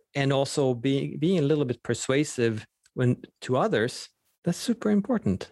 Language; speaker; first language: English; non-native, fluent; Swedish